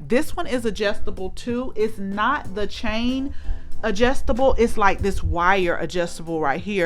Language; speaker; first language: English; native; English